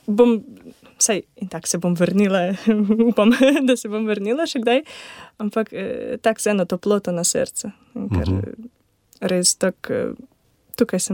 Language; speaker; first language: Slovenian; non-native, learner; Ukrainian